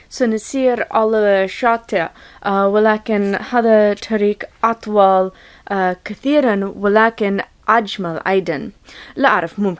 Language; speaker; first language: Arabic; non-native, learner; English